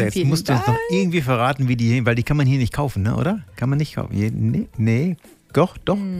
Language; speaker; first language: German; native; German